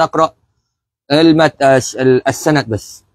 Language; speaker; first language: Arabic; non-native, fluent; Malay